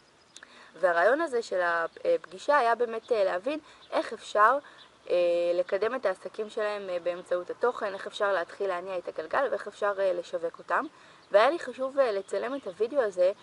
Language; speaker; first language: Hebrew; native; Hebrew